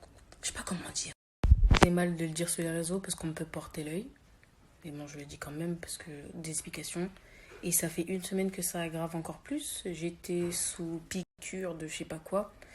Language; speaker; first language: French; native; French